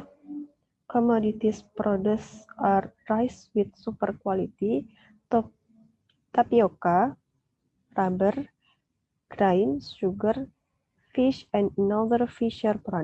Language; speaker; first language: English; non-native, learner; Indonesian